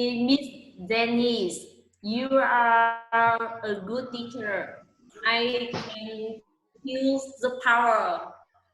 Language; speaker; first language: English; non-native, learner; Vietnamese